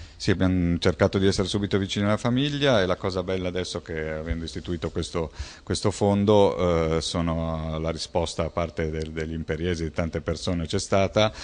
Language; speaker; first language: Italian; native; Italian